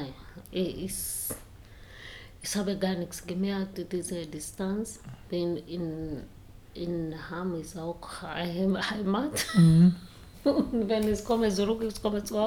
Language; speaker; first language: German; non-native, learner; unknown